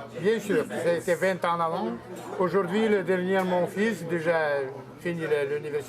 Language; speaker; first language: French; non-native, learner; Russian